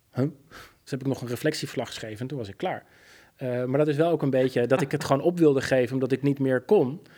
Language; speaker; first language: Dutch; native; Dutch